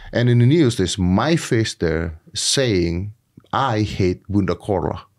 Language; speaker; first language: English; non-native, fluent; Indonesian